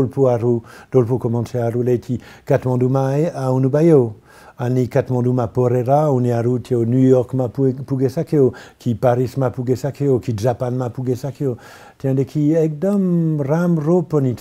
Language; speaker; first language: Nepali; non-native, learner; French